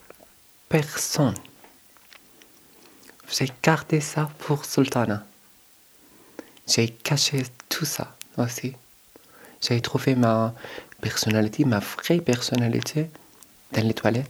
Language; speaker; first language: French; non-native, learner; Arabic